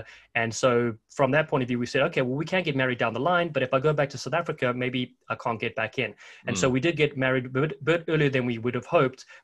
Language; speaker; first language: English; native; English